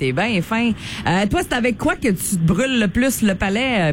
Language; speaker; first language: French; native; French